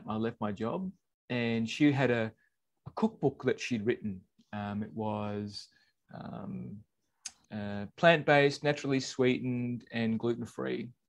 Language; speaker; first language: English; native; English